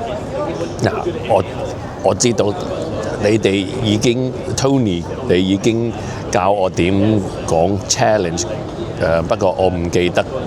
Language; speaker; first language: Cantonese; early bilingual, heritage; English